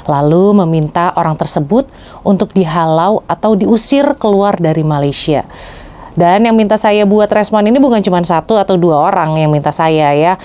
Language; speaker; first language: Indonesian; native; Indonesian